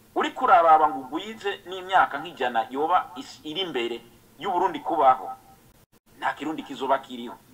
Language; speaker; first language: Rundi; early bilingual, heritage; Rundi